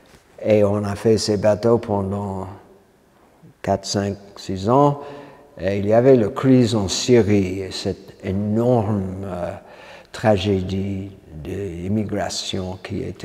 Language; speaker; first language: French; non-native, fluent; English